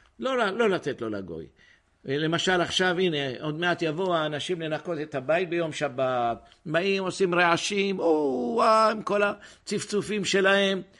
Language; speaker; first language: Hebrew; native; Hebrew